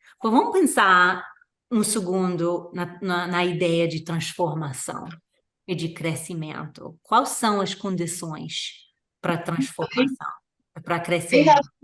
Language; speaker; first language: Portuguese; non-native, fluent; English